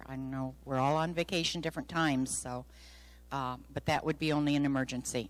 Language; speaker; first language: English; native; English